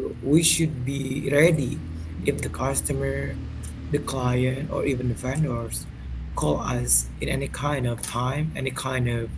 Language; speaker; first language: English; non-native, fluent; Indonesian